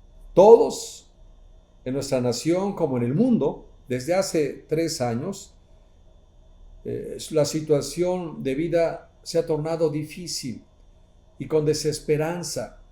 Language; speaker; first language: Spanish; native; Spanish